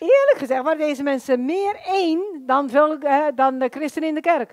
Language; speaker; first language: Dutch; native; Dutch